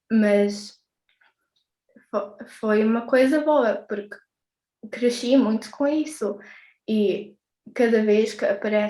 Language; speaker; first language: Portuguese; early bilingual, heritage; English